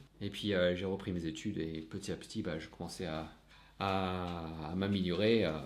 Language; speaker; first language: French; non-native, fluent; English